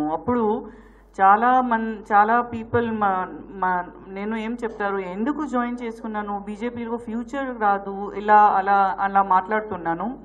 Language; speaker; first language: Telugu; non-native, learner; Gujarati